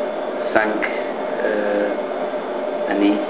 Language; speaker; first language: French; non-native, learner; English